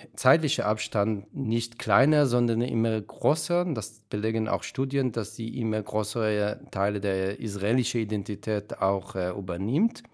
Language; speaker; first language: German; non-native, fluent; Hebrew